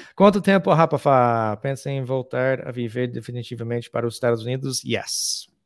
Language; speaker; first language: Portuguese; non-native, fluent; English